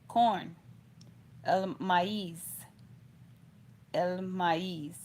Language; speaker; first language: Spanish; non-native, learner; English